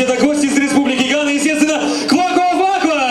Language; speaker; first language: Russian; native; Russian